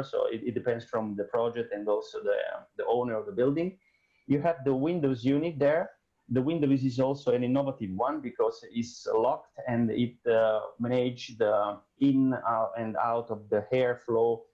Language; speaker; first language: English; non-native, fluent; Italian